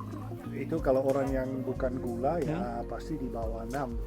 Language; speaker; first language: Indonesian; non-native, fluent; Dutch